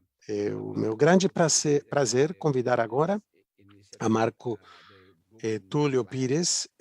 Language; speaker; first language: Portuguese; non-native, fluent; Spanish